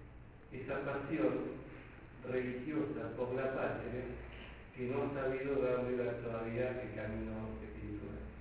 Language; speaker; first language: Spanish; native; Spanish